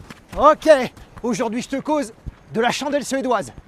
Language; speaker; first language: French; native; French